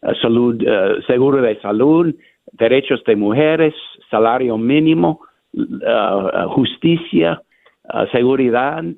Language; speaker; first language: Spanish; non-native, fluent; English